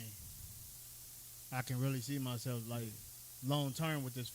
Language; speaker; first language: English; native; English